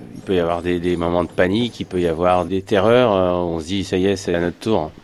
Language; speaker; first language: French; native; French